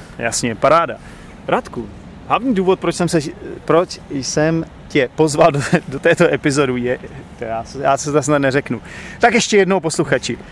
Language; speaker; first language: Czech; native; Czech